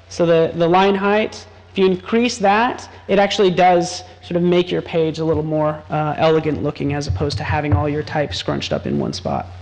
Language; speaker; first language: English; native; English